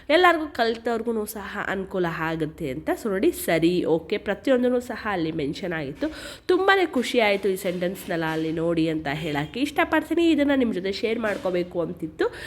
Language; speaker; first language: Kannada; native; Kannada